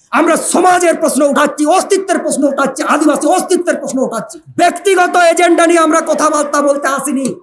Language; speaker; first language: Bangla; non-native, local second language; Santali